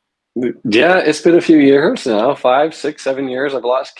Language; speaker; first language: English; native; English